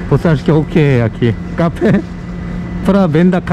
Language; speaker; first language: Portuguese; non-native, learner; Korean